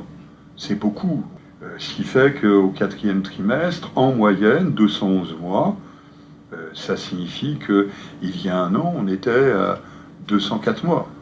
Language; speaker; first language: French; native; French